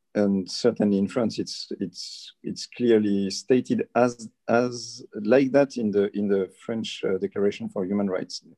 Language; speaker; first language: English; early bilingual, other home language; Spanish